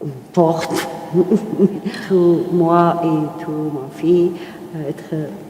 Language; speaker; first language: French; non-native, learner; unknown